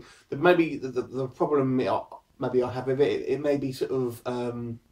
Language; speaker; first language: English; native; English